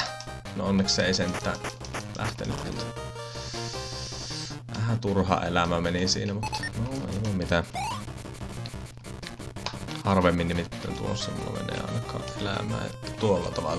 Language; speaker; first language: Finnish; native; Finnish